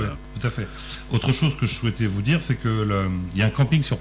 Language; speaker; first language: French; native; French